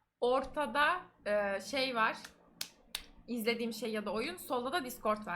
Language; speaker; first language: Turkish; native; Turkish